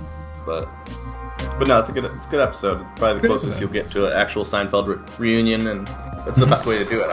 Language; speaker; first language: English; native; English